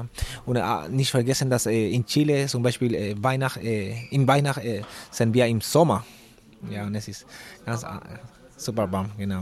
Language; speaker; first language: German; non-native, learner; Spanish